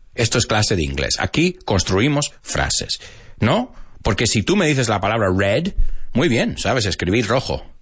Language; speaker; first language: Spanish; non-native, fluent; English